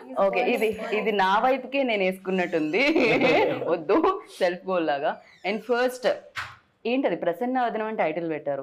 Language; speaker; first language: Telugu; native; Telugu